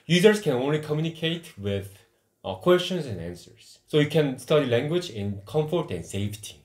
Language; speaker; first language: English; non-native, fluent; Korean